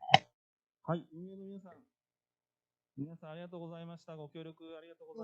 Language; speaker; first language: Japanese; native; Japanese